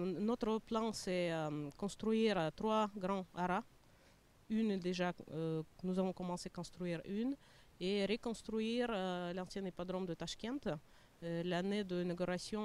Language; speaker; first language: French; non-native, fluent; Russian